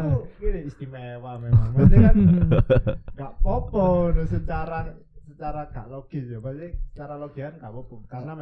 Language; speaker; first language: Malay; non-native, local second language; Javanese